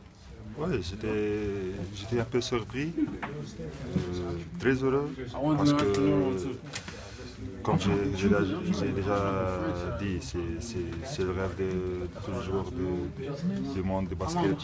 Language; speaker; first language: French; non-native, local second language; Arabic